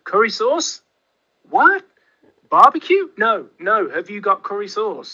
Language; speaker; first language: English; native; English